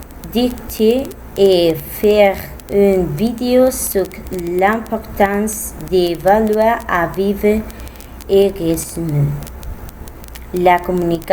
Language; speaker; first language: French; non-native, learner; Spanish